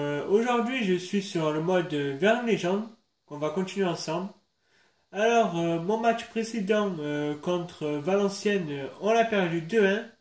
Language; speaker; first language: French; native; French